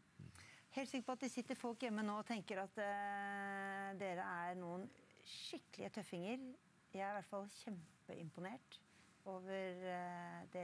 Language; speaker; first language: Norwegian; native; Norwegian